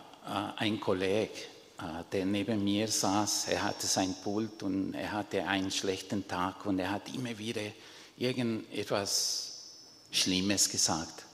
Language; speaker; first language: German; non-native, fluent; Spanish